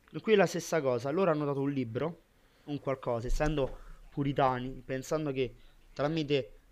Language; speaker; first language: Italian; native; Italian